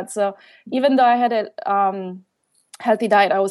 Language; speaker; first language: English; non-native, fluent; Polish